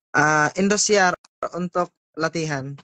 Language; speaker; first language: Indonesian; non-native, learner; Filipino